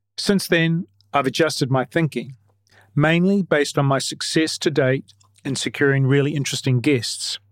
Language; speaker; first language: English; native; English